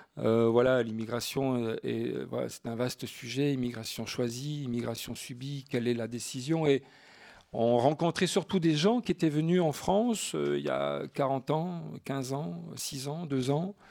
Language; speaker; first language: French; native; French